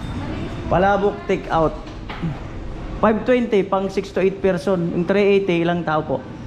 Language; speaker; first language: Filipino; native; Filipino